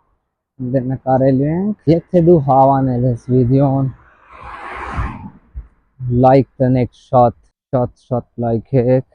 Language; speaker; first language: Armenian; non-native, learner; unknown